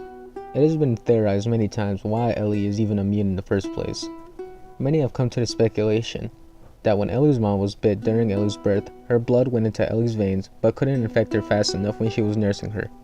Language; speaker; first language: English; native; English